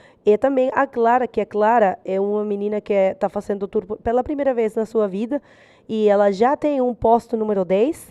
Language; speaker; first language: Portuguese; non-native, fluent; Spanish